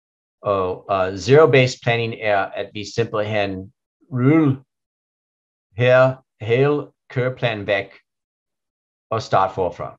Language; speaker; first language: Danish; non-native, learner; English